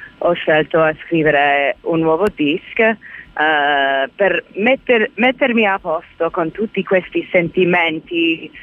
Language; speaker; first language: Italian; early bilingual, heritage; Italian